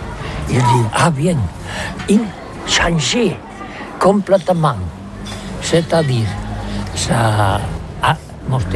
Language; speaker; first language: French; non-native, learner; Catalan